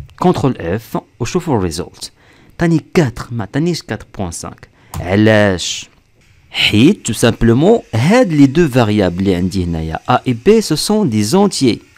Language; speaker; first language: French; non-native, local second language; Arabic